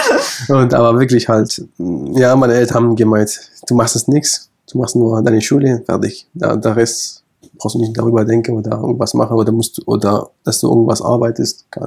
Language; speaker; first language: German; non-native, fluent; Kurdish